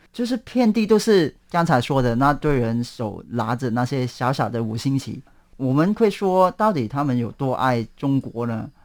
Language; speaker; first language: Chinese; non-native, local second language; Cantonese